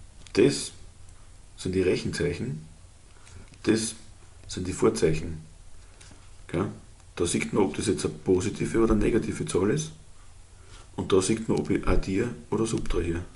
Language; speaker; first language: German; native; German